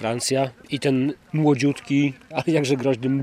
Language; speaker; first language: Polish; native; Polish